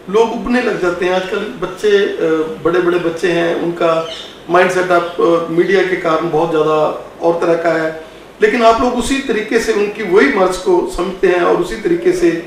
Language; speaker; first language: Hindi; non-native, local second language; Punjabi